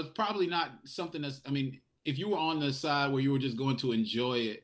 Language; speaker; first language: English; native; English